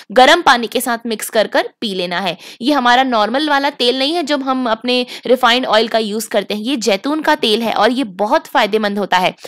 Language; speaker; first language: Hindi; native; Hindi